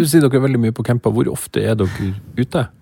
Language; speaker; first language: Norwegian; native; Norwegian